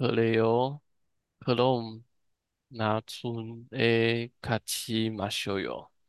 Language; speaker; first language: Korean; non-native, learner; Chinese